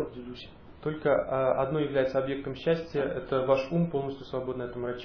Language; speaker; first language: Russian; native; Russian